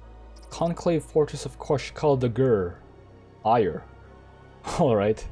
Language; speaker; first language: English; native; English